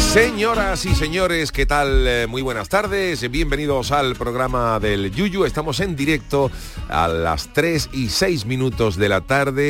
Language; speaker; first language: Spanish; native; Spanish